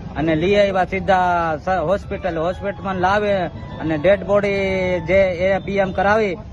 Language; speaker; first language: Gujarati; non-native, local second language; Bhili